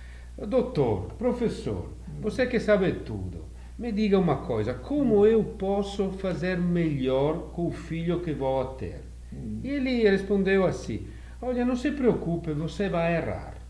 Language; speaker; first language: Portuguese; non-native, fluent; Italian